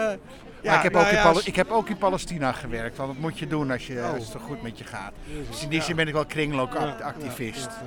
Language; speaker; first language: Dutch; native; Dutch